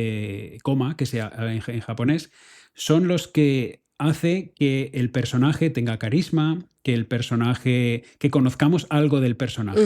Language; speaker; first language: Spanish; native; Spanish